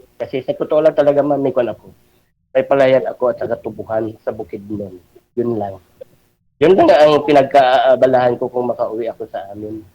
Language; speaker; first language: Filipino; non-native, local second language; Hiligaynon